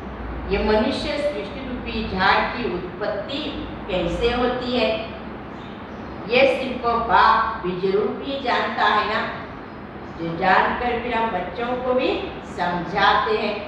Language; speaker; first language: Hindi; non-native, local second language; Marathi